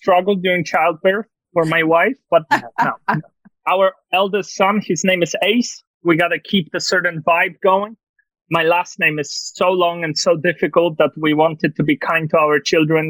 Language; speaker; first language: English; non-native, fluent; Polish